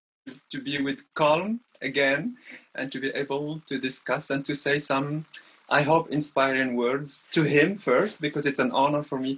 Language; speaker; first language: English; non-native, fluent; Arabic